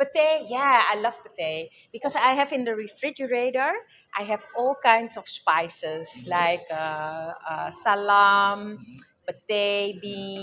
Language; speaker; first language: English; non-native, fluent; Dutch